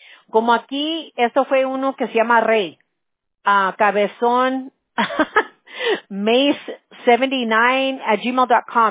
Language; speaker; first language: Spanish; early bilingual, heritage; Spanish